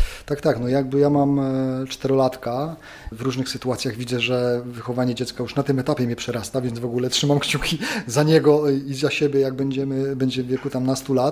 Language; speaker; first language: Polish; native; Polish